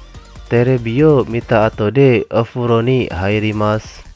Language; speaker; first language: Japanese; non-native, fluent; Indonesian